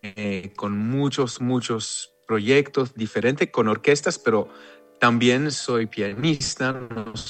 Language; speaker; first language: Spanish; non-native, fluent; Hebrew